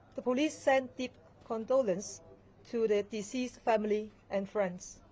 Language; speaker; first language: English; non-native, local second language; Chinese